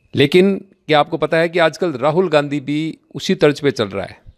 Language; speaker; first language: Hindi; native; Hindi